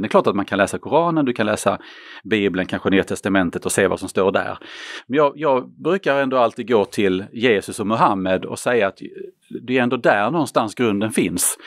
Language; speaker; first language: Swedish; native; Swedish